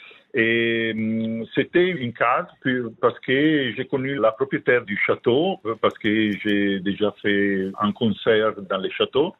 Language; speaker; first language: French; non-native, learner; Italian